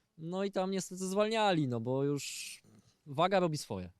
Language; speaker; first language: Polish; native; Polish